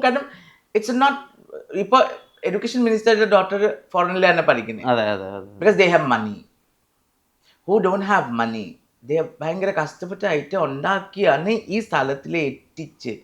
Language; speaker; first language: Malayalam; non-native, local second language; Assamese